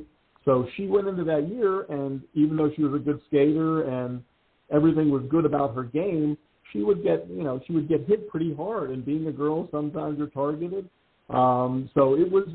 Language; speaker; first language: English; native; English